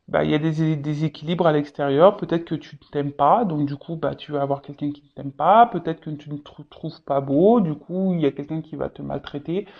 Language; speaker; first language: French; native; French